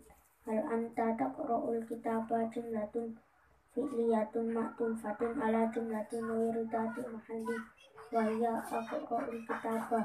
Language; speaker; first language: Arabic; non-native, learner; Javanese